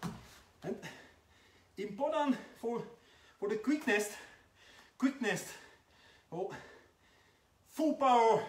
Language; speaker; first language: English; non-native, learner; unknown